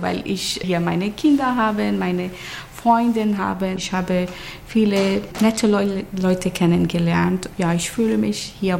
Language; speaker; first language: German; non-native, learner; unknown